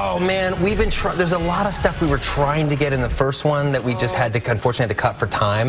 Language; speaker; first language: English; native; English